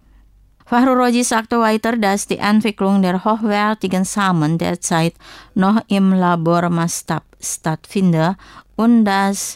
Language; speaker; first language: German; non-native, fluent; Indonesian